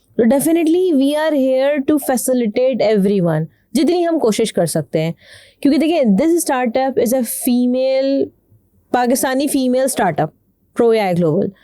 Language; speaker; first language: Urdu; native; Urdu